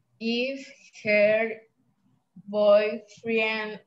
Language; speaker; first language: English; non-native, learner; Spanish